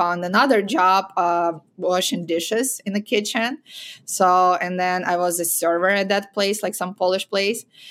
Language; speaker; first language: English; non-native, fluent; Ukrainian